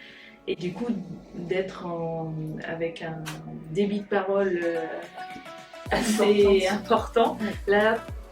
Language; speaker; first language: French; native; French